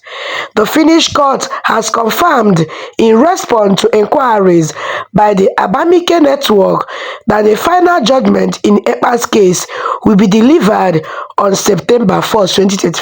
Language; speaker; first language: English; non-native, local second language; Igbo